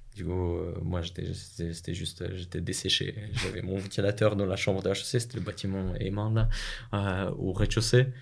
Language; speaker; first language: French; non-native, fluent; Russian